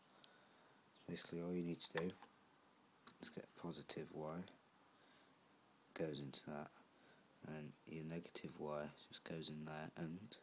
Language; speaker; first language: English; native; English